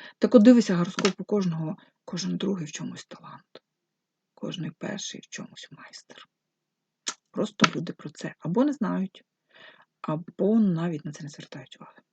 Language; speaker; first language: Ukrainian; non-native, local second language; Russian